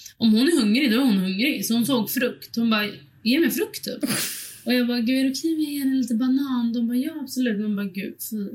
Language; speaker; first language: Swedish; early bilingual, other home language; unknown